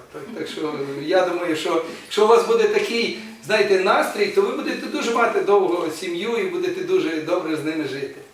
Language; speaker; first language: Ukrainian; non-native, local second language; Russian